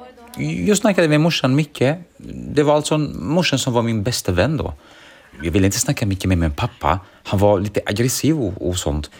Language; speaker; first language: Swedish; early bilingual, other home language; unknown